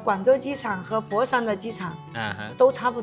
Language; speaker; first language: Chinese; native; Chinese